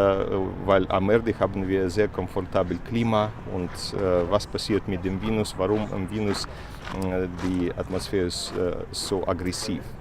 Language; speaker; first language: German; non-native, learner; Russian